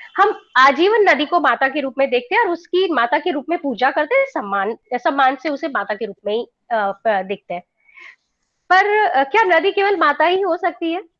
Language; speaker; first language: Hindi; non-native, local second language; Gujarati